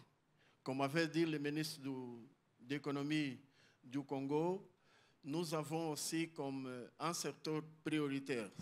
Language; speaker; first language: French; non-native, learner; Portuguese